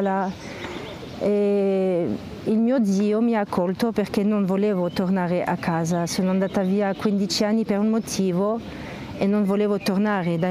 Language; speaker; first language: Italian; non-native, fluent; French